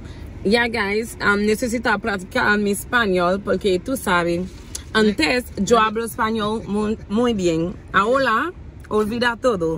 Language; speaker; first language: Spanish; non-native, local second language; Haitian Creole